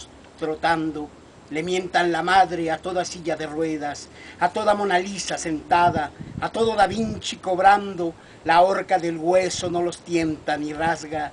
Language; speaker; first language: Spanish; native; Spanish